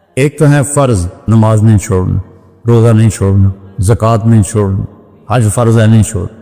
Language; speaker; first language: Urdu; non-native, local second language; Punjabi